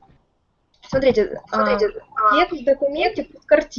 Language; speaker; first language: Russian; native; Russian